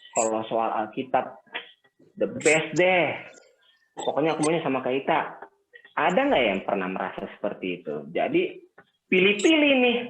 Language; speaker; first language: Indonesian; native; Indonesian